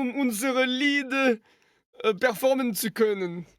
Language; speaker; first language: German; non-native, learner; French